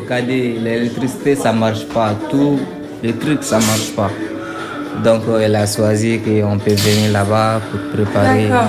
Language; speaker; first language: French; non-native, learner; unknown